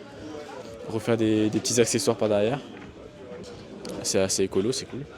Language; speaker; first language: French; native; French